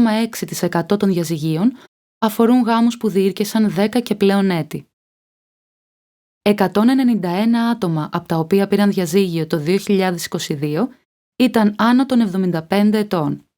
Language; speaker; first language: Greek; native; Greek